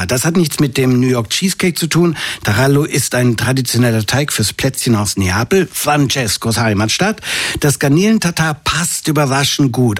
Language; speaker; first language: German; native; German